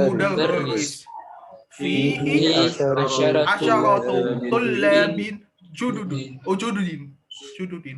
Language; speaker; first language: Arabic; non-native, learner; Indonesian